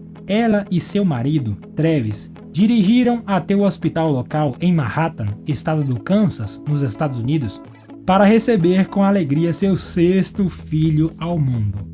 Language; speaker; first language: Portuguese; native; Portuguese